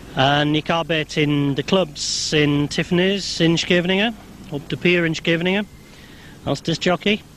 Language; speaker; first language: Dutch; non-native, learner; English